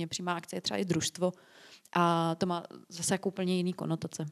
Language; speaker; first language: Czech; native; Czech